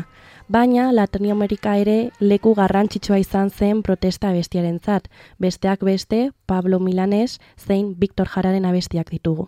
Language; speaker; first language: Basque; native; Basque